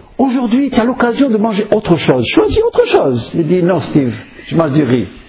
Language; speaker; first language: French; non-native, fluent; English